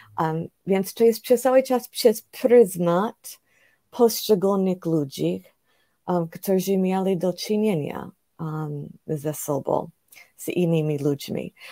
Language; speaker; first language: Polish; non-native, fluent; English